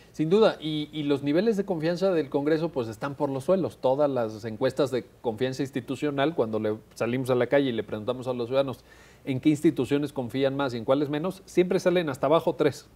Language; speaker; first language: Spanish; native; Spanish